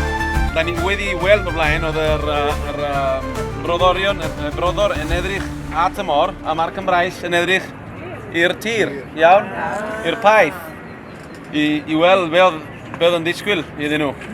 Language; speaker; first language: Welsh; early bilingual, heritage; Welsh